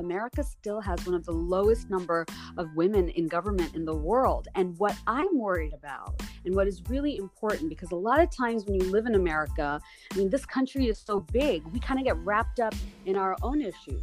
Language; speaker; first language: English; non-native, local second language; Bangla